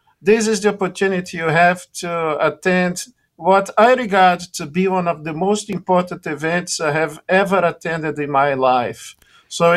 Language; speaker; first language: English; non-native, fluent; Portuguese